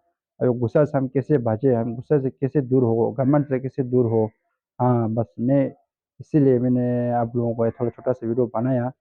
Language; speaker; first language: Hindi; non-native, fluent; Tibetan